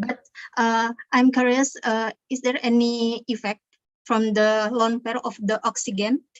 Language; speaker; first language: English; non-native, learner; Indonesian